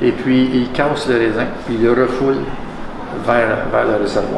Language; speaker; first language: French; native; French